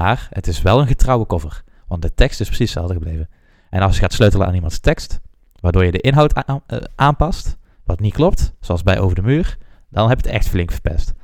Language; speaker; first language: Dutch; native; Dutch